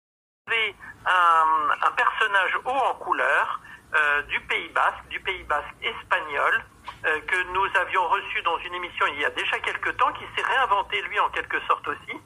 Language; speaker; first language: French; native; French